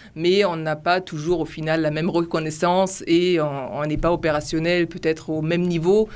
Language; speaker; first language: French; non-native, fluent; German